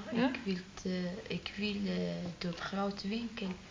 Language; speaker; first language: Dutch; non-native, learner; Arabic